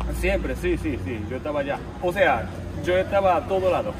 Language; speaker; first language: Spanish; non-native, learner; Japanese